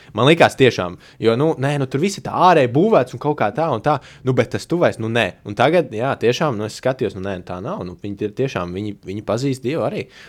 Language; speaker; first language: Latvian; native; Latvian